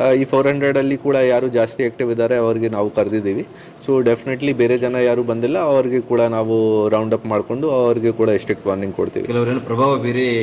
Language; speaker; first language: Kannada; non-native, fluent; Hindi